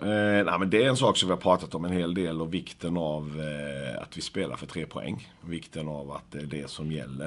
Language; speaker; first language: Swedish; native; Swedish